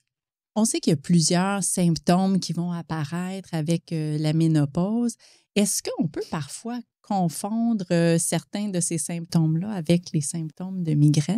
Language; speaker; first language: French; native; French